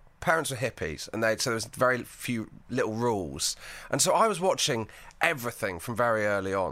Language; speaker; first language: English; native; English